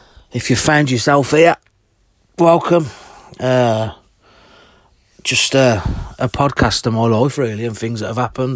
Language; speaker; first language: English; native; English